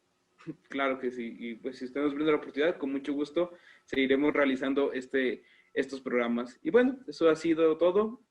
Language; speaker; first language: Spanish; native; Spanish